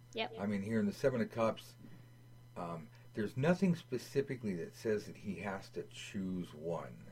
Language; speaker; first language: English; native; English